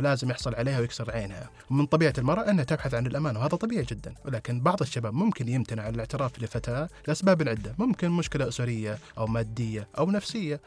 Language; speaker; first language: Arabic; native; Arabic